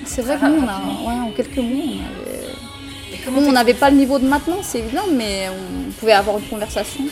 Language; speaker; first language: French; early bilingual, other home language; Romanian